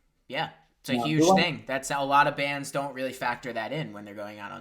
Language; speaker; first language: English; native; English